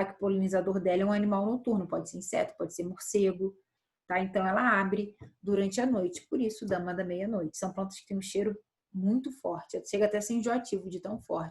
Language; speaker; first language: Portuguese; native; Portuguese